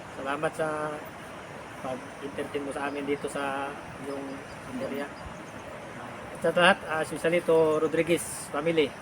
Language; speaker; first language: Filipino; non-native, local second language; Cebuano